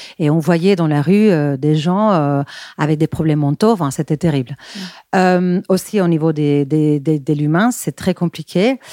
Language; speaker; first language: French; non-native, fluent; Spanish